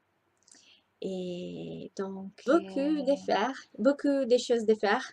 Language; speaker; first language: French; non-native, learner; Italian